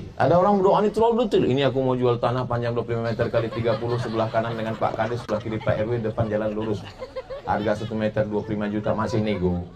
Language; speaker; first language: Indonesian; native; Indonesian